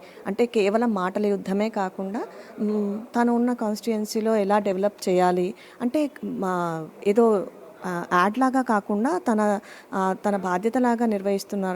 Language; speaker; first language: Telugu; native; Telugu